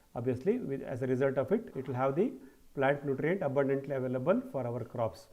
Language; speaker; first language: English; non-native, local second language; Kannada